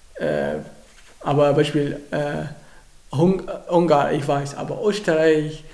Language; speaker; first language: German; non-native, learner; Arabic